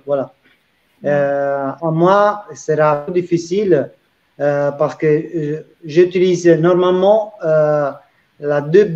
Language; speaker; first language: French; non-native, learner; Italian